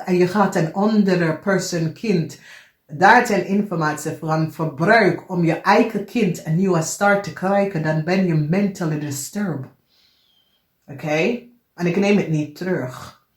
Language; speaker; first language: Dutch; non-native, fluent; English